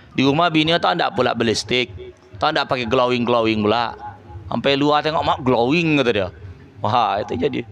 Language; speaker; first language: Malay; native; Malay